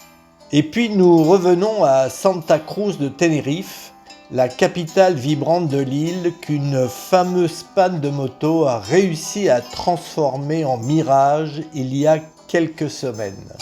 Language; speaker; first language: French; native; French